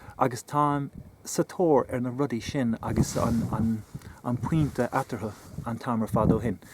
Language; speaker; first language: Irish; non-native, local second language; English